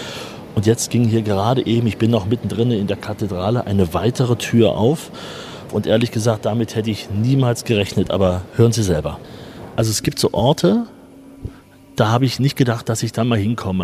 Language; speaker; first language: German; native; German